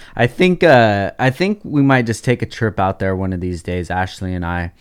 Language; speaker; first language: English; native; English